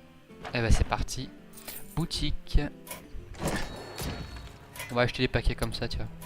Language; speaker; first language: French; native; French